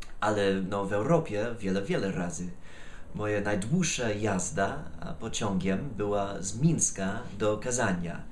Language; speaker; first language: Polish; non-native, fluent; English